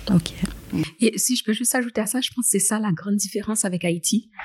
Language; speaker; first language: French; native; French